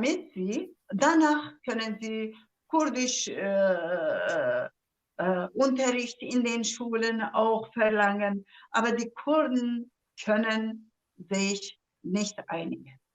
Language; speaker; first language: German; non-native, fluent; Zaza